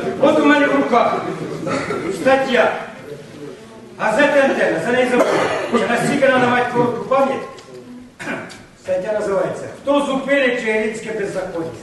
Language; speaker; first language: Ukrainian; native; Ukrainian